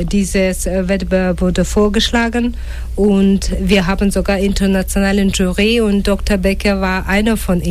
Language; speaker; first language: German; non-native, fluent; Russian